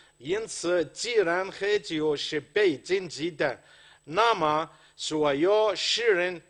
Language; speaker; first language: Chinese; non-native, fluent; Arabic